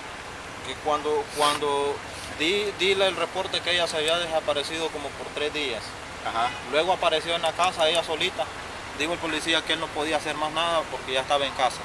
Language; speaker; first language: Spanish; native; Spanish